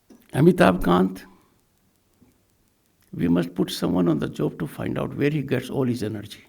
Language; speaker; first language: English; non-native, local second language; Hindi